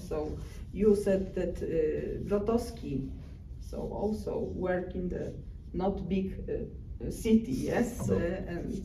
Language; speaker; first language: English; non-native, learner; Polish